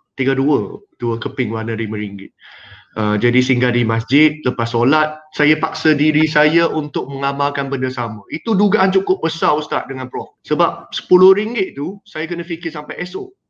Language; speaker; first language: Malay; non-native, local second language; Chinese